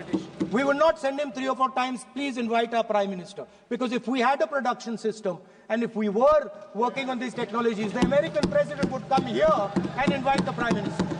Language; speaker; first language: English; non-native, local second language; Hindi